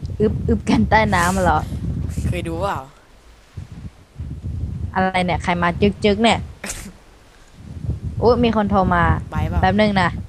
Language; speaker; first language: Thai; native; Thai